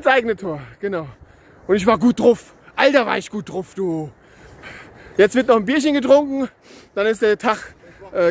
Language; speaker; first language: German; native; German